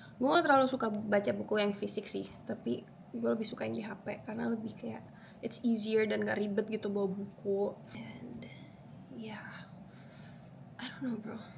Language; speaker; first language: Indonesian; early bilingual, other home language; Spanish